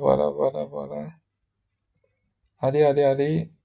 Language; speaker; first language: French; non-native, fluent; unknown